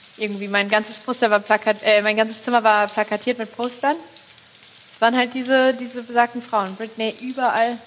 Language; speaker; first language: German; native; German